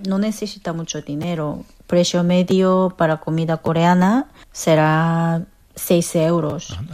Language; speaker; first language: Spanish; non-native, fluent; Korean